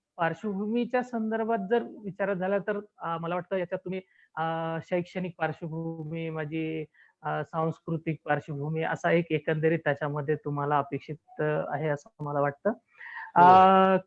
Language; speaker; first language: Marathi; non-native, local second language; Lambadi